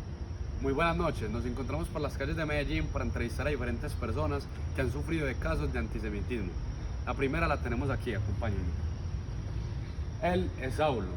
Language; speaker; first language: Spanish; native; Spanish